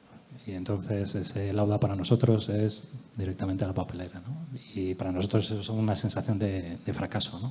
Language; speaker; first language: Spanish; native; Spanish